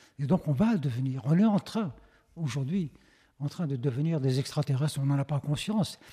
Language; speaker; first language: French; non-native, local second language; Arabic